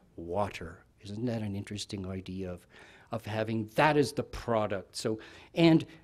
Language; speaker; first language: English; native; English